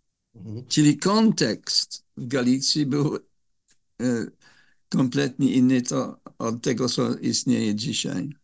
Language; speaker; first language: Polish; non-native, fluent; English